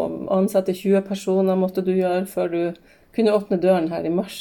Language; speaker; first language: Norwegian; native; Norwegian